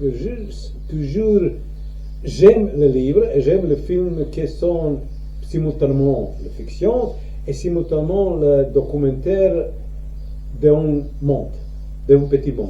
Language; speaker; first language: French; non-native, learner; Croatian